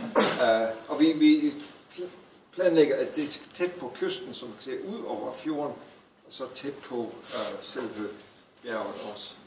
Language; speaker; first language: Danish; non-native, fluent; English